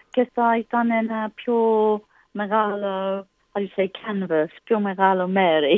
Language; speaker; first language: Greek; non-native, learner; English